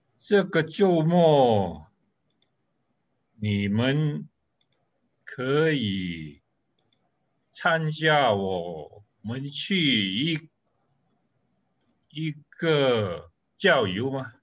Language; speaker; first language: Chinese; non-native, learner; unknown